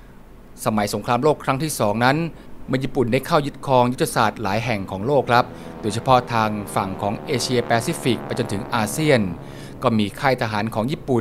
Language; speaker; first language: Thai; native; Thai